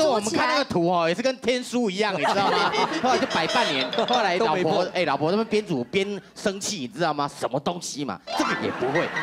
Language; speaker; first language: Chinese; native; Chinese